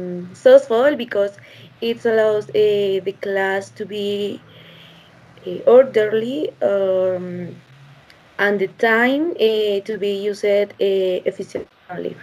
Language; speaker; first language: English; non-native, learner; Spanish